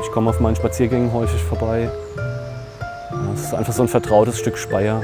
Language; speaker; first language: German; native; German